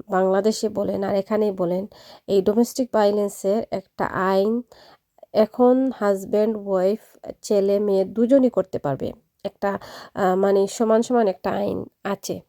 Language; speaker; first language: Bangla; non-native, local second language; Sylheti